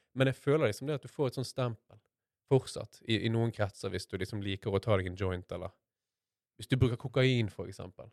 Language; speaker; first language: Norwegian; native; Norwegian